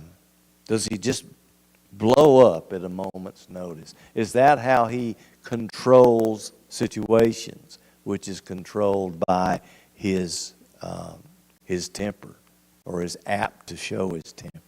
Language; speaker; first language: English; native; English